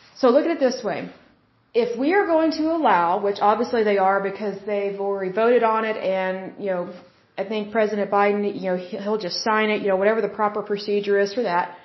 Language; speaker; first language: English; native; English